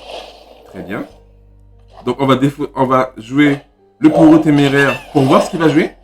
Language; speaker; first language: French; native; French